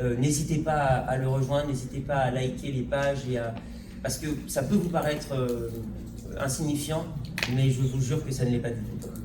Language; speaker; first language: French; native; French